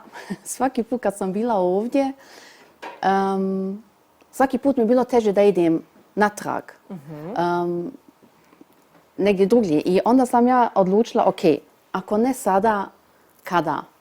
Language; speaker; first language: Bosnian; early bilingual, heritage; Bosnian